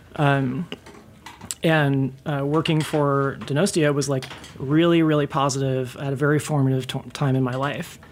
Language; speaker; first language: English; native; English